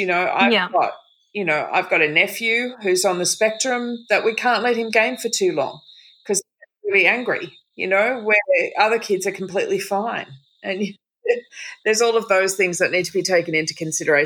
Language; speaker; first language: English; native; English